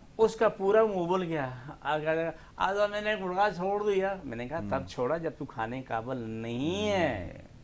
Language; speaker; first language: Urdu; non-native, local second language; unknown